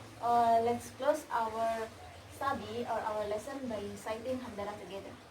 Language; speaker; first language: English; non-native, learner; Indonesian